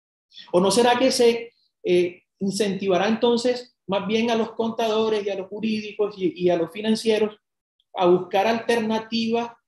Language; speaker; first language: Spanish; native; Spanish